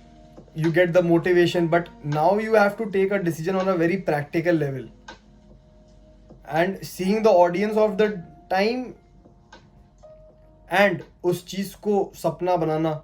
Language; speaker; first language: English; non-native, local second language; Hindi